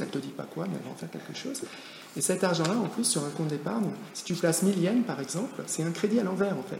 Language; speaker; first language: French; native; French